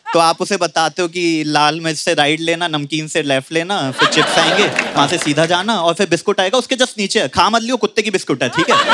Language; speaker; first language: Hindi; native; Hindi